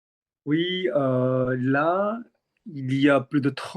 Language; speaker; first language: French; non-native, fluent; Korean